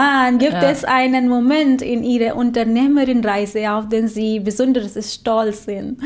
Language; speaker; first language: German; non-native, fluent; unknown